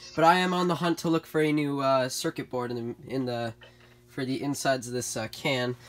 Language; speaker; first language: English; native; English